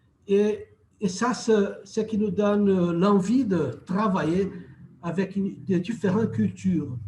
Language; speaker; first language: French; non-native, fluent; Portuguese